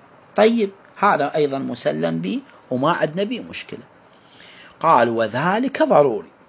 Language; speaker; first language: Arabic; native; Arabic